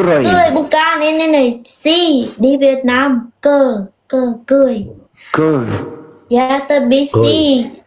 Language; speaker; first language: Indonesian; non-native, learner; Vietnamese